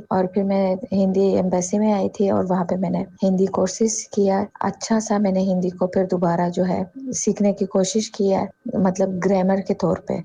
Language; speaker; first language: Urdu; non-native, fluent; Tajik